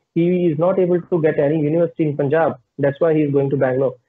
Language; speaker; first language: English; non-native, local second language; Punjabi